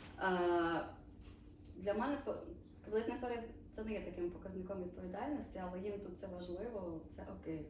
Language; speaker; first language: Ukrainian; native; Ukrainian